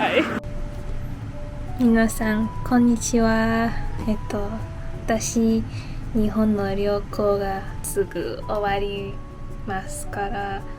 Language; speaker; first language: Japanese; non-native, learner; English